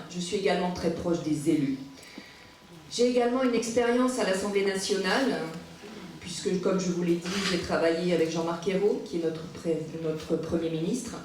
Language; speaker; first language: French; native; French